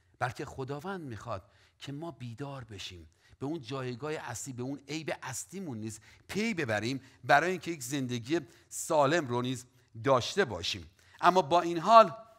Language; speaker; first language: Persian; native; Persian